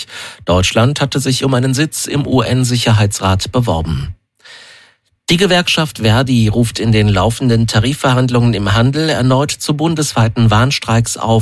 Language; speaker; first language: German; native; German